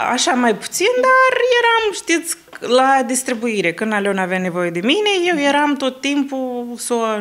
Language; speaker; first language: Romanian; early bilingual, heritage; Romanian